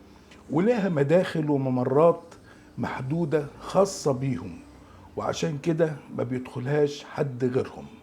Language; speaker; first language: Arabic; native; Arabic